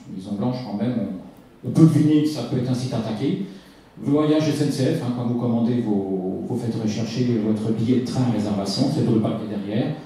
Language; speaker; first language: French; native; French